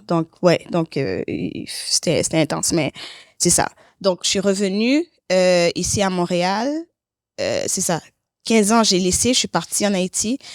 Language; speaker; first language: French; native; French